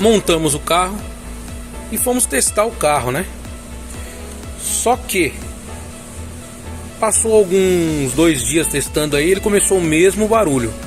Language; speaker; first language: Portuguese; native; Portuguese